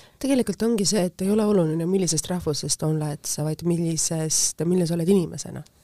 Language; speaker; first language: Estonian; native; Estonian